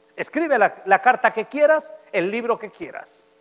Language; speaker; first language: Spanish; native; Spanish